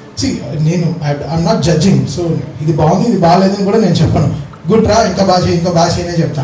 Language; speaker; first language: Telugu; native; Telugu